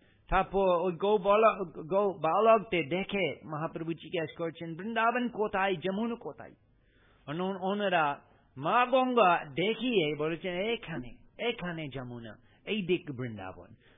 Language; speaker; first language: Bangla; non-native, fluent; English